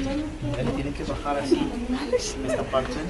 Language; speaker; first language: Spanish; non-native, learner; Arabic